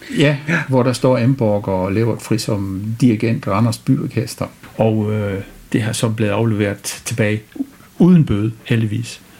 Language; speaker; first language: Danish; non-native, fluent; English